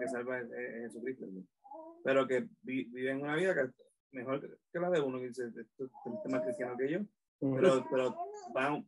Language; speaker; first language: Spanish; native; Spanish